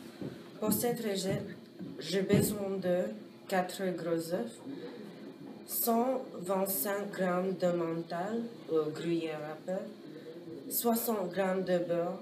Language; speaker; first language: French; non-native, learner; English